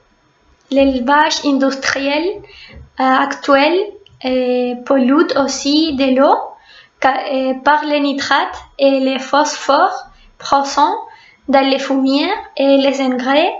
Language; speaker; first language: French; non-native, fluent; Spanish